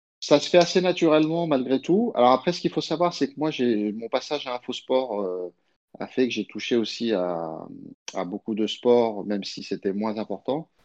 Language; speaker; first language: French; early bilingual, other home language; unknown